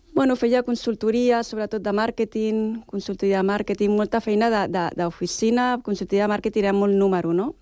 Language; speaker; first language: Catalan; native; Catalan